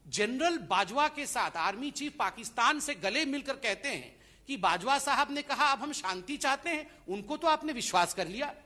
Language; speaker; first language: Hindi; non-native, local second language; Odia